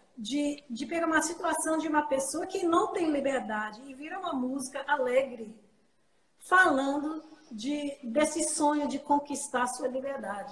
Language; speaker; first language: Portuguese; non-native, fluent; English